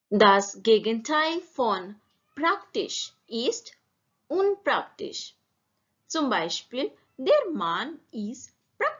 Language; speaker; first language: German; non-native, learner; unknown